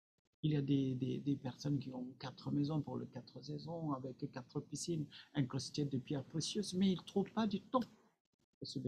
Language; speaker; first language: French; non-native, fluent; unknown